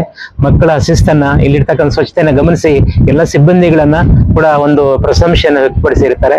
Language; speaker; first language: Kannada; native; Kannada